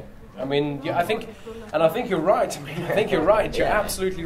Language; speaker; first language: English; non-native, fluent; French